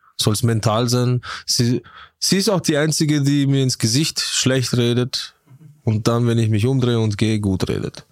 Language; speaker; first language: German; early bilingual, other home language; Turkish